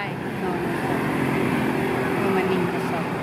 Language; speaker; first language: English; non-native, learner; Thai